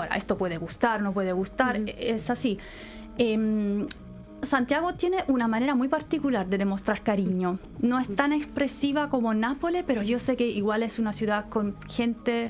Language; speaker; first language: Spanish; non-native, fluent; Italian